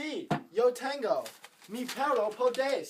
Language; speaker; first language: Spanish; non-native, learner; English